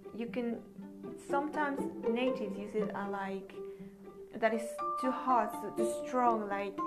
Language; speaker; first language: English; non-native, fluent; Spanish